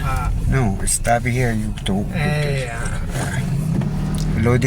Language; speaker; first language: English; non-native, learner; Filipino